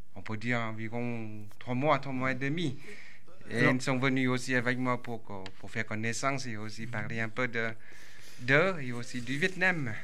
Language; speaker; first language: French; non-native, fluent; Vietnamese